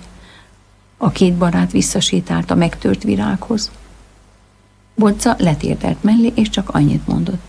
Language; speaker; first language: Hungarian; native; Hungarian